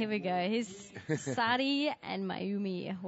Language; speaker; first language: English; native; English